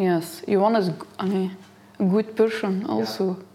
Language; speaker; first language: English; non-native, learner; Dutch